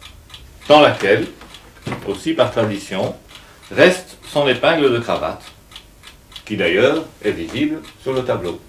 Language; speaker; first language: French; native; French